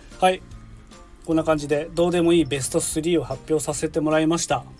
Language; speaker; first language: Japanese; native; Japanese